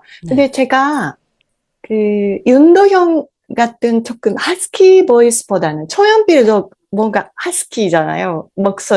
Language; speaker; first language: Korean; non-native, fluent; Japanese